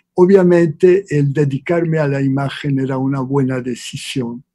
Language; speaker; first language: Spanish; non-native, fluent; Swiss German